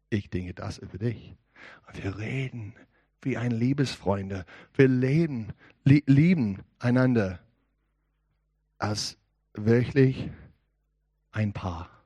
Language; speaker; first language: German; non-native, learner; English